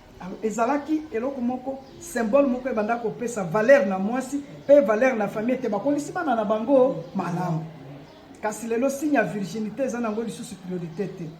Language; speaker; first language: Lingala; non-native, local second language; Luba-Lulua